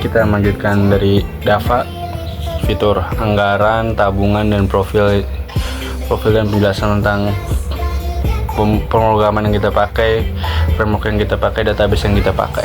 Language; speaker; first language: Indonesian; native; Indonesian